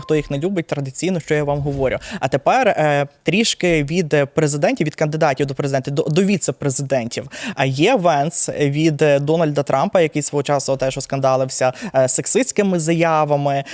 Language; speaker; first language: Ukrainian; native; Ukrainian